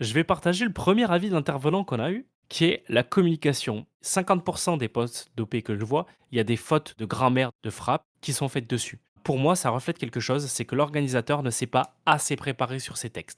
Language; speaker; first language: French; native; French